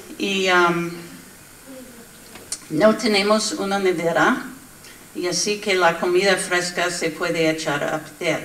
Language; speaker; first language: Spanish; non-native, learner; English